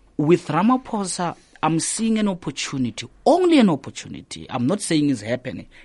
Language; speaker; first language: English; non-native, local second language; Northern Sotho